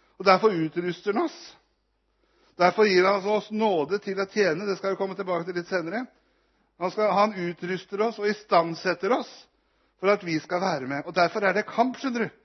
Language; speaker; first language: Norwegian; native; Norwegian